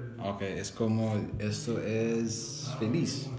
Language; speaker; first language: Spanish; non-native, learner; English